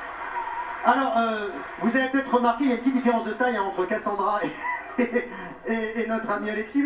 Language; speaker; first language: French; native; French